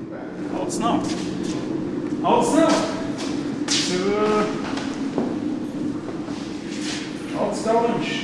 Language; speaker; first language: Latvian; native; Latvian